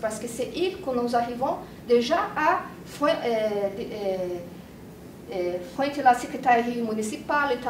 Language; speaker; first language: French; non-native, learner; Portuguese